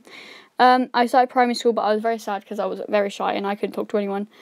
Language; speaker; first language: English; native; English